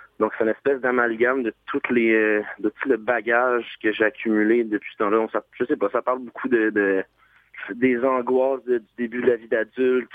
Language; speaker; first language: French; native; French